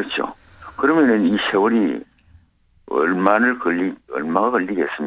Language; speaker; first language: Korean; native; Korean